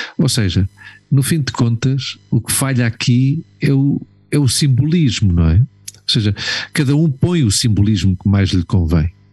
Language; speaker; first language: Portuguese; native; Portuguese